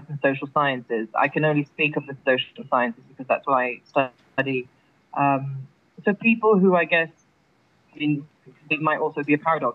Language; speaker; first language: English; native; English